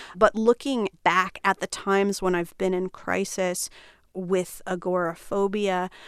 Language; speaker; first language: English; native; English